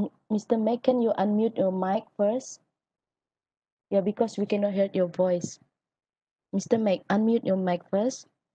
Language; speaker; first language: English; non-native, local second language; Malay